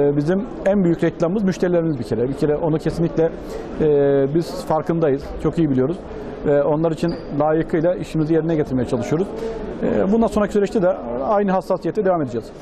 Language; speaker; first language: Turkish; native; Turkish